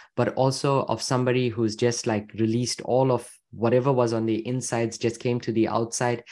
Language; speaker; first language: English; native; English